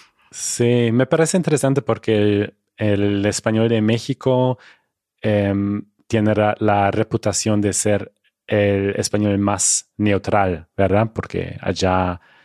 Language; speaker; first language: Spanish; non-native, fluent; German